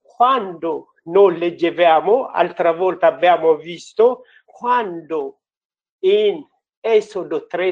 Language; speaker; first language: Italian; non-native, learner; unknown